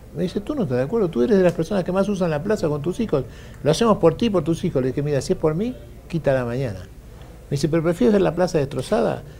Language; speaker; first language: Spanish; native; Spanish